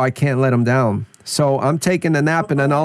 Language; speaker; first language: English; native; English